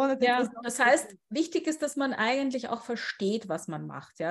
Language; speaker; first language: German; native; German